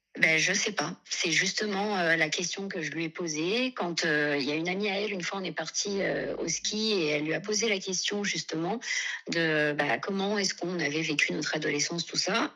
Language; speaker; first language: French; early bilingual, other home language; Portuguese